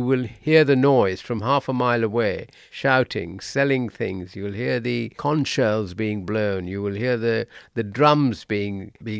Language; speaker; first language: English; non-native, local second language; Bangla